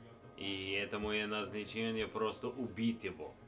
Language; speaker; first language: Russian; non-native, learner; English